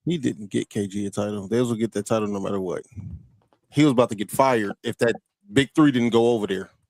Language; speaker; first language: English; native; English